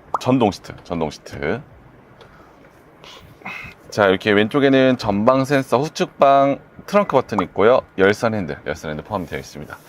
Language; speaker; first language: Korean; native; Korean